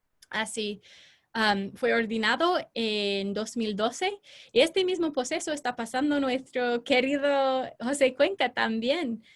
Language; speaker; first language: Spanish; non-native, fluent; English